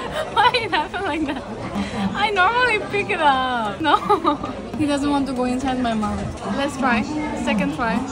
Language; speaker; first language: English; non-native, local second language; Assamese